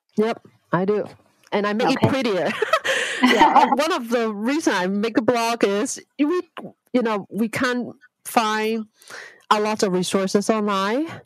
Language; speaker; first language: English; non-native, local second language; Cantonese